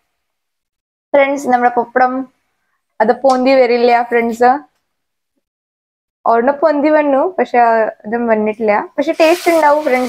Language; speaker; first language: Malayalam; non-native, local second language; Hindi